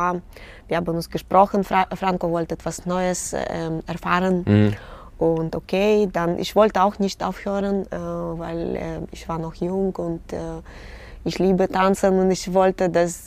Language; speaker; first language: German; non-native, fluent; Russian